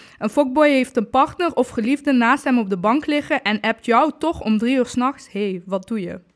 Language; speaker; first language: Dutch; early bilingual, other home language; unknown